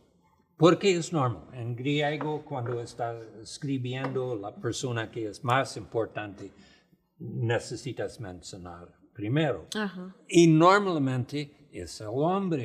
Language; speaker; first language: Spanish; non-native, fluent; English